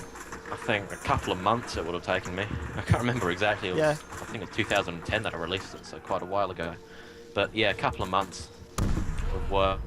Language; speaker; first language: English; native; English